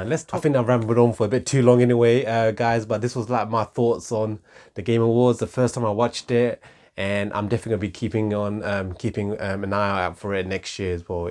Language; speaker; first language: English; native; English